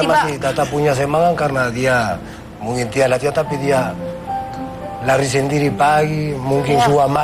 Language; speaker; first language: Indonesian; non-native, fluent; Spanish